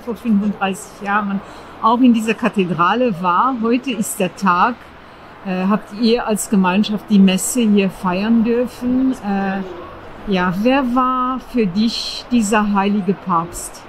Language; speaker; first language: German; non-native, local second language; Luxembourgish